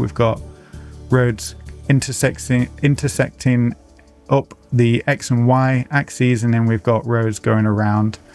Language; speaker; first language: English; native; English